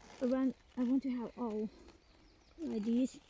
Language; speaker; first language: English; non-native, learner; Thai